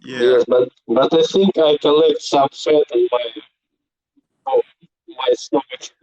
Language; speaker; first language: English; non-native, learner; Belarusian